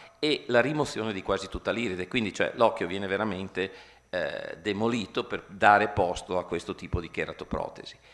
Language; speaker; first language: Italian; native; Italian